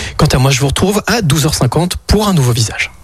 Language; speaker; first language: French; native; French